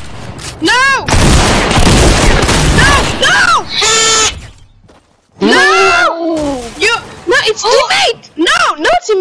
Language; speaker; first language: English; non-native, learner; French